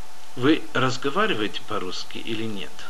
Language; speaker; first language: Russian; non-native, fluent; English